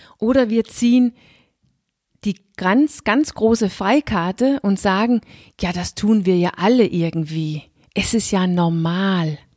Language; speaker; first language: German; non-native, fluent; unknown